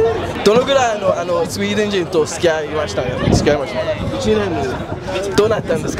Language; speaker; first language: Japanese; non-native, learner; English